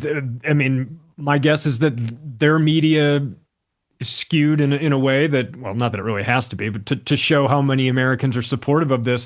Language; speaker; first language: English; native; English